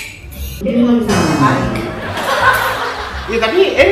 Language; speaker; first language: Indonesian; non-native, fluent; Japanese